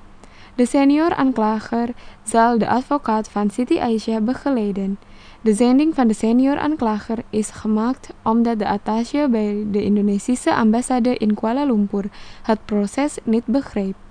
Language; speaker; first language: Dutch; non-native, fluent; Indonesian